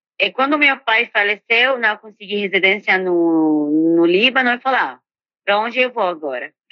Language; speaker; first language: Portuguese; non-native, fluent; Arabic